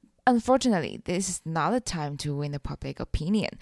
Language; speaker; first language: English; non-native, fluent; Chinese